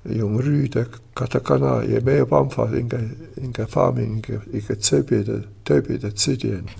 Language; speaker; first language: Chinese; non-native, learner; Italian